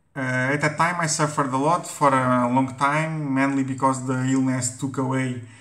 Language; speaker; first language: English; non-native, fluent; Portuguese